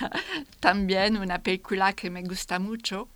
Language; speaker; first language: Spanish; non-native, fluent; French